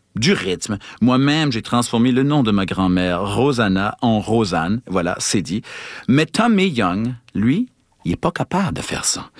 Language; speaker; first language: French; native; French